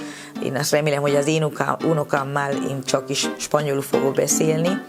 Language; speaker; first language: Hungarian; non-native, fluent; Spanish